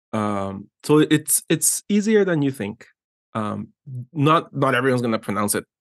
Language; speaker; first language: English; non-native, fluent; Spanish